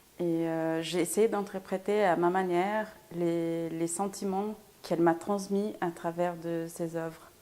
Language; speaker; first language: French; non-native, fluent; Portuguese